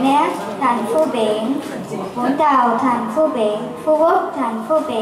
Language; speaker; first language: Vietnamese; early bilingual, heritage; Vietnamese